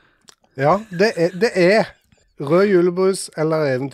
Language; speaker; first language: Norwegian; native; Norwegian